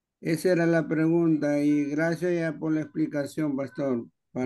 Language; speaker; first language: Spanish; native; Spanish